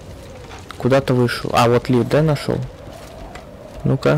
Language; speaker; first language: Russian; native; Russian